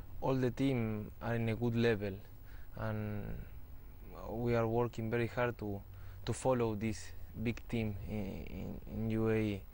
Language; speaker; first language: English; non-native, fluent; Spanish